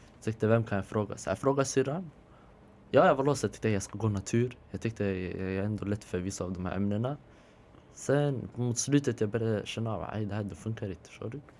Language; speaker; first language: Swedish; native; Swedish